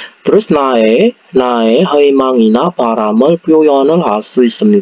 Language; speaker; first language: Korean; non-native, fluent; Indonesian